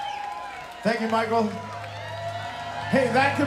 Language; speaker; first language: English; native; English